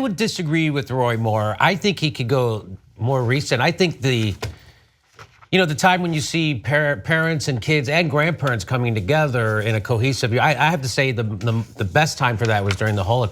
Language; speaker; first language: English; native; English